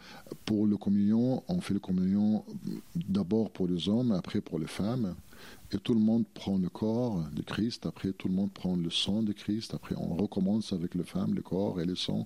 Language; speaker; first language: French; non-native, fluent; Arabic